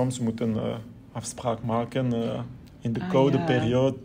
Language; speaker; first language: Dutch; non-native, local second language; French